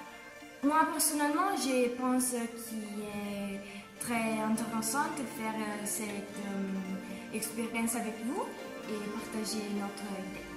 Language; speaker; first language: French; non-native, learner; Italian